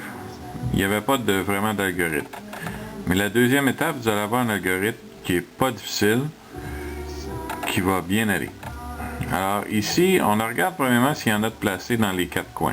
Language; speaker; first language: French; native; French